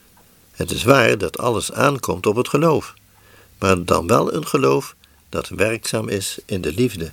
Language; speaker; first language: Dutch; native; Dutch